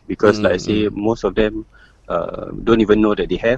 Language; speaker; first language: English; non-native, local second language; Malay